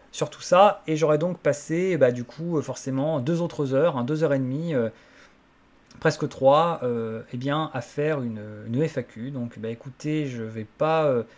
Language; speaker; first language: French; native; French